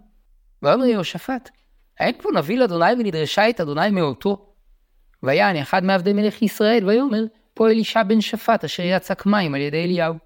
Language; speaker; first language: Hebrew; native; Hebrew